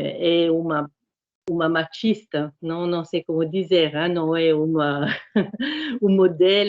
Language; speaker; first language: Portuguese; non-native, fluent; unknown